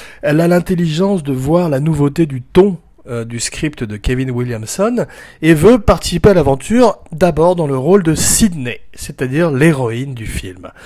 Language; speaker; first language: French; native; French